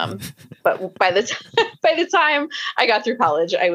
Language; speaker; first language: English; native; English